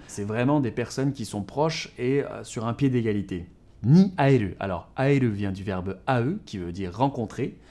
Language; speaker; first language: French; native; French